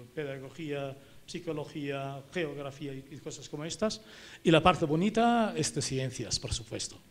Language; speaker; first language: Spanish; non-native, fluent; German